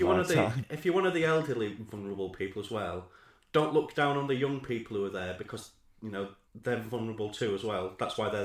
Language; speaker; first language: English; native; English